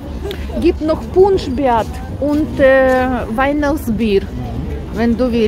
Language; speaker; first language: German; non-native, fluent; Russian